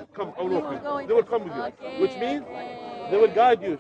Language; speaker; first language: English; non-native, fluent; Arabic